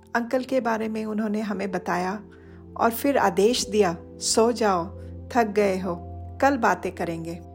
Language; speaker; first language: Hindi; non-native, local second language; Odia